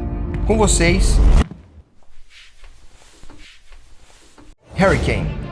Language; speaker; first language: Portuguese; native; Portuguese